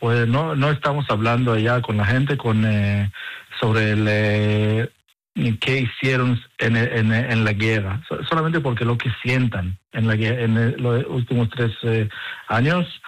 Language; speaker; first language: Spanish; non-native, fluent; Hebrew